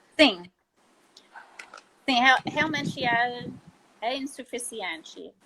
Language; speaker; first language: Portuguese; non-native, fluent; English